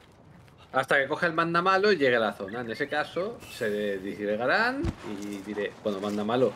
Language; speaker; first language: Spanish; native; Spanish